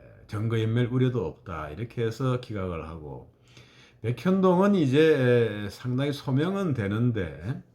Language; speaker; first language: Korean; native; Korean